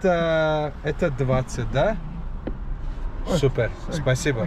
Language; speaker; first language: Russian; non-native, learner; Azerbaijani